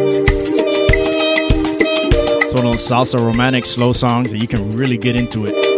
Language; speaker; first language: English; native; English